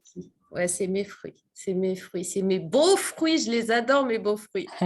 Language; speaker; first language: French; native; French